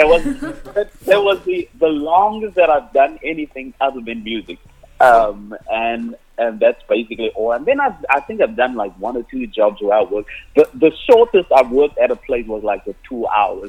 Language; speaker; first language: English; non-native, local second language; Afrikaans